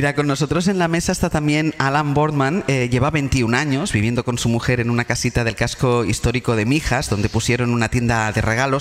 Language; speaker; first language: Spanish; native; Spanish